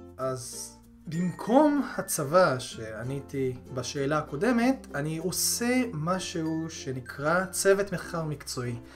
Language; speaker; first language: Hebrew; early bilingual, other home language; Korean